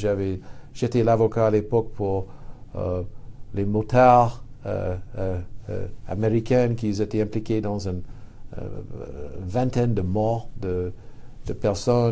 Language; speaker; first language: French; non-native, fluent; English